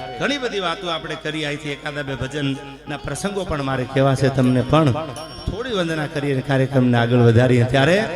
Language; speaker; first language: Gujarati; native; Gujarati